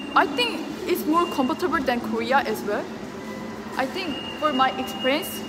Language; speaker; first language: English; non-native, learner; Korean